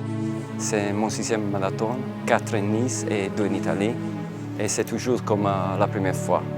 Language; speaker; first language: French; non-native, fluent; Italian